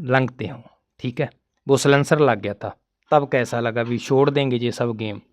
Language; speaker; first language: Hindi; non-native, local second language; Punjabi